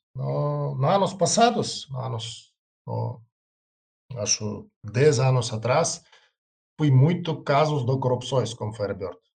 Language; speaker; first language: Portuguese; non-native, learner; Russian